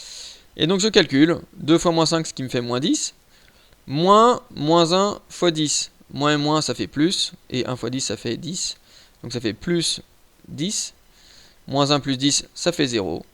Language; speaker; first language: French; native; French